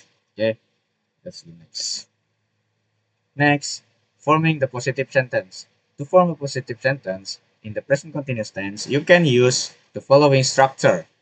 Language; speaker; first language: English; non-native, learner; Indonesian